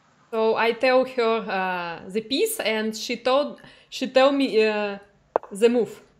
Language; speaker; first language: English; non-native, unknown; Russian